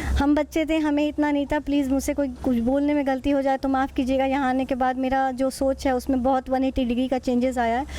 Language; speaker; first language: Hindi; native; Hindi